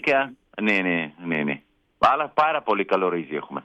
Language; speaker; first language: Greek; non-native, learner; Kurdish